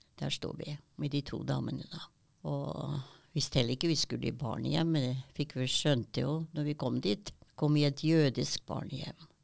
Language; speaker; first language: Norwegian; early bilingual, other home language; German